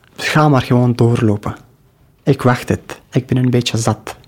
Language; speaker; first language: Dutch; non-native, learner; Persian